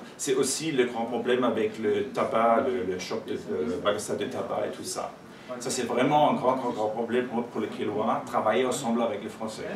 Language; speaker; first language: French; non-native, fluent; German